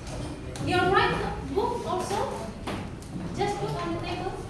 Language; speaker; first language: English; non-native, learner; Indonesian